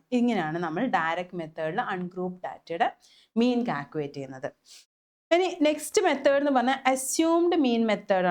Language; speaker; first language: Malayalam; native; Malayalam